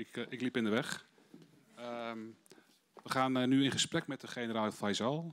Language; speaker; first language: Dutch; native; Dutch